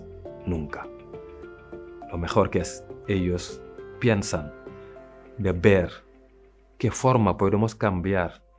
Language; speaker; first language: Spanish; non-native, fluent; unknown